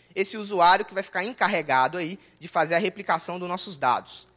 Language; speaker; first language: Portuguese; native; Portuguese